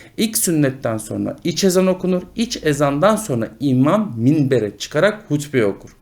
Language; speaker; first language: Turkish; native; Turkish